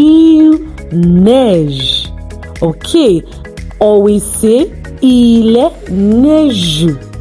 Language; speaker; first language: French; non-native, fluent; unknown